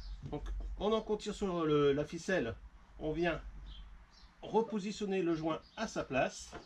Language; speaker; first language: French; native; French